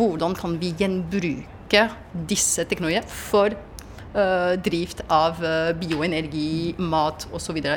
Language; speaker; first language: Norwegian; non-native, fluent; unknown